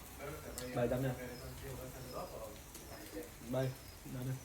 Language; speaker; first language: Italian; non-native, fluent; Filipino